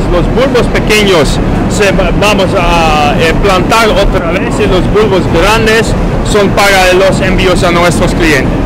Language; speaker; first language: Spanish; non-native, learner; Dutch